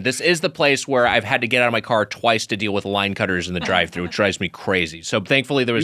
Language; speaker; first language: English; native; English